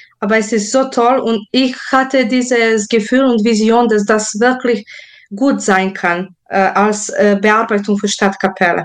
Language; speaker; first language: German; non-native, fluent; Serbian